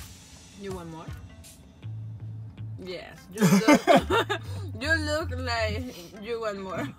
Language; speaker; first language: English; non-native, learner; Spanish